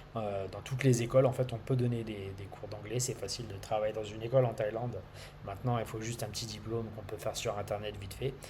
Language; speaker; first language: French; native; French